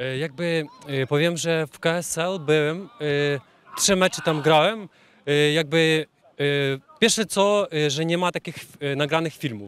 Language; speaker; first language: Polish; non-native, fluent; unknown